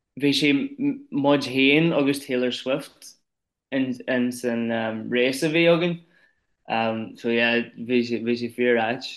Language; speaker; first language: Irish; non-native, local second language; English